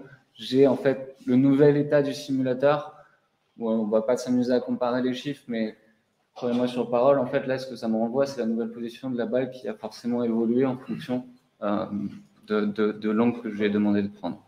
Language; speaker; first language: French; native; French